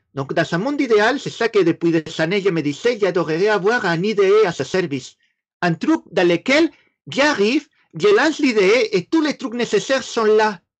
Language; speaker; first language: French; non-native, fluent; Spanish